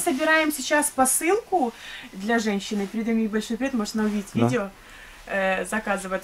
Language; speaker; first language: Russian; native; Russian